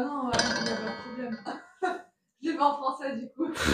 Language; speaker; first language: French; native; French